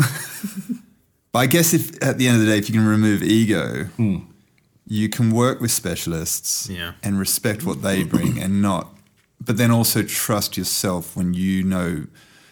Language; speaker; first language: English; native; English